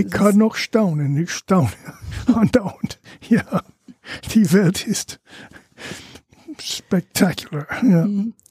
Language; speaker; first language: German; non-native, fluent; English